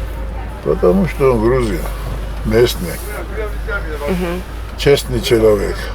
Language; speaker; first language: Russian; non-native, learner; Georgian